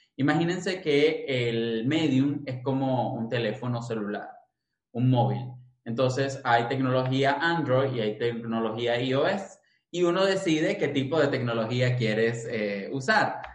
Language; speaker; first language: Spanish; native; Spanish